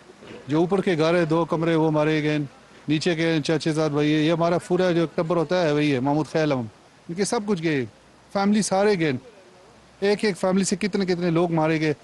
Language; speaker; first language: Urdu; non-native, local second language; Pashto